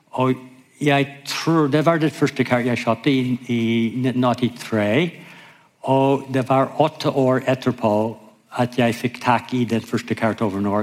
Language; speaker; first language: Norwegian; non-native, fluent; English